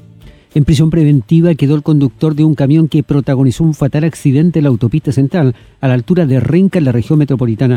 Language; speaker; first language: Spanish; native; Spanish